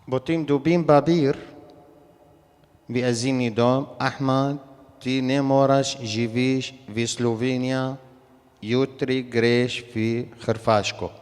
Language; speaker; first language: Slovenian; non-native, learner; Arabic